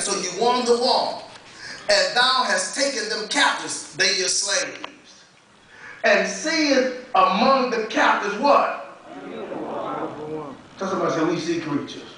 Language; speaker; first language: English; native; English